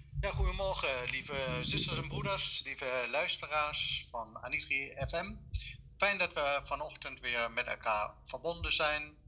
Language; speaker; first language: Dutch; non-native, fluent; German